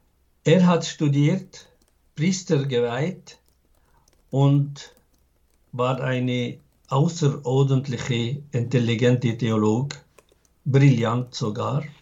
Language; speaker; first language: German; non-native, fluent; Arabic